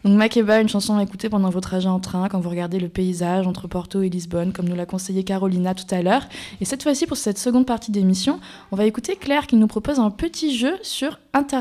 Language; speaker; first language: French; native; French